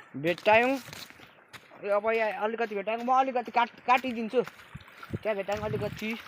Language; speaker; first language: Nepali; non-native, local second language; Limbu